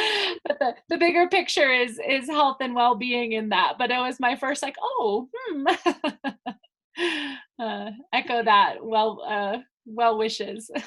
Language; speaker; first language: English; native; English